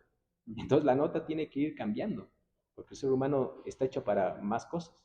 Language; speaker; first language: Spanish; native; Spanish